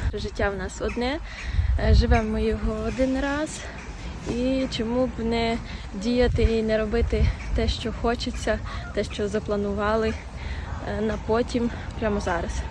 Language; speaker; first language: Ukrainian; non-native, local second language; Russian